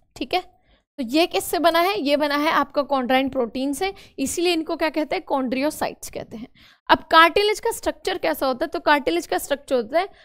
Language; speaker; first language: Hindi; native; Hindi